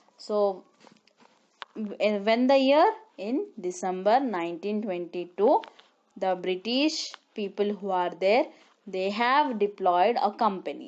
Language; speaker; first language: English; non-native, local second language; Telugu